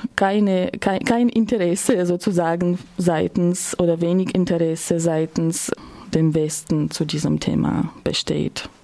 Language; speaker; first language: German; non-native, fluent; Ukrainian